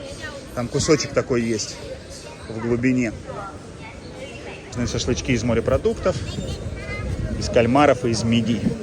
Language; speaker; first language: Russian; native; Russian